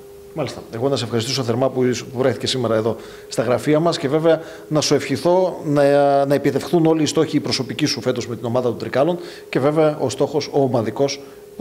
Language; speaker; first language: Greek; native; Greek